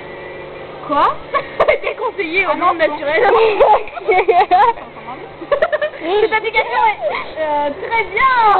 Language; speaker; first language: French; native; French